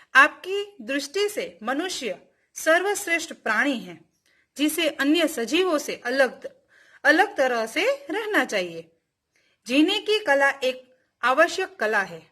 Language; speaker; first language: Hindi; non-native, local second language; Gujarati